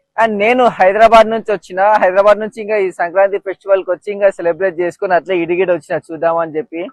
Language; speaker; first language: Telugu; native; Telugu